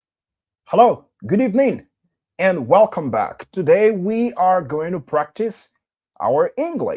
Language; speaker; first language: English; non-native, fluent; French